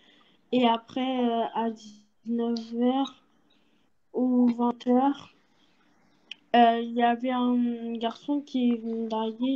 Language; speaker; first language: French; early bilingual, other home language; Portuguese